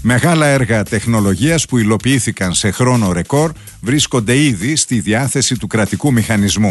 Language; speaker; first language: Greek; native; Greek